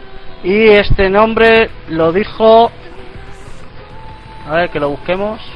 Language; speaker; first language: Spanish; native; Spanish